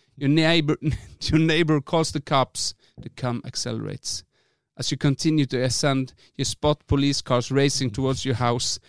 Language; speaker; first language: English; non-native, fluent; Norwegian